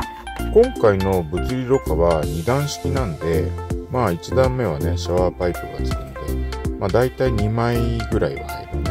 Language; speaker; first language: Japanese; native; Japanese